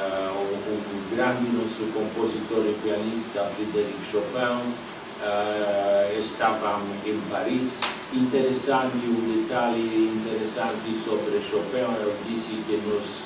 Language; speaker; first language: Portuguese; non-native, fluent; Polish